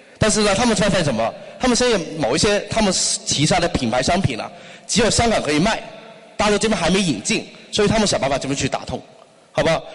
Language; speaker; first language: Chinese; non-native, local second language; Cantonese